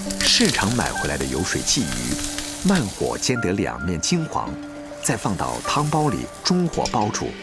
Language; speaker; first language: Chinese; native; Chinese